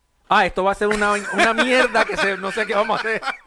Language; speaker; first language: Spanish; native; Spanish